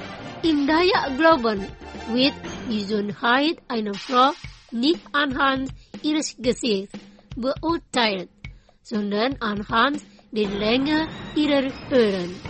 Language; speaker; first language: German; non-native, fluent; Indonesian